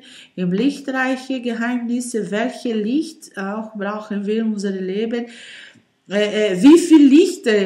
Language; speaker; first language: German; non-native, learner; Portuguese